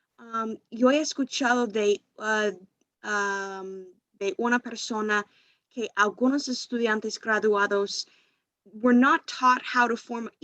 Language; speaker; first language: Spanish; non-native, fluent; English